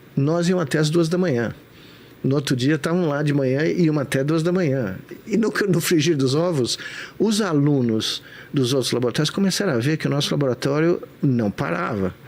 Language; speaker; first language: Portuguese; native; Portuguese